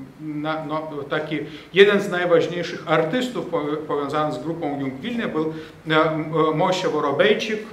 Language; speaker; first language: Polish; non-native, fluent; Lithuanian